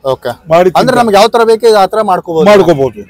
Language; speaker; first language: Kannada; native; Kannada